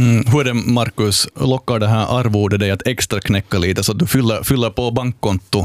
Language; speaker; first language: Swedish; native; Swedish